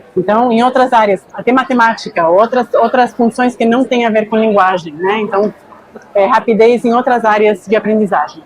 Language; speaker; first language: Portuguese; non-native, fluent; Spanish